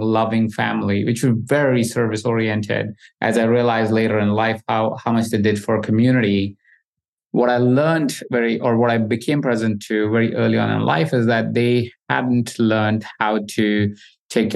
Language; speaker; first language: English; non-native, local second language; Hindi